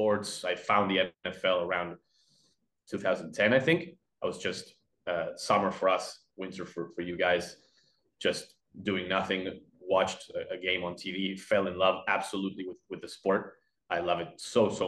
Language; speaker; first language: English; non-native, fluent; Spanish